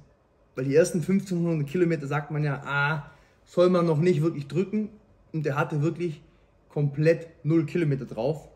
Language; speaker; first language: German; native; German